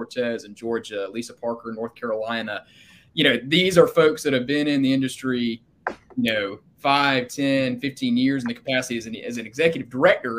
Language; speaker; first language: English; native; English